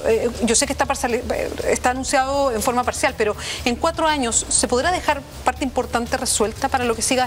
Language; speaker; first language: Spanish; native; Spanish